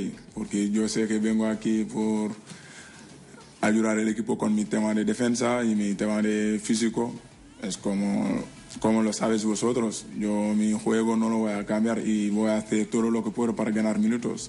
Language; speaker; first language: Spanish; non-native, learner; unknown